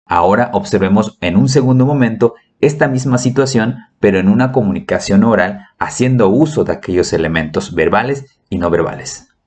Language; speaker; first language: Spanish; native; Spanish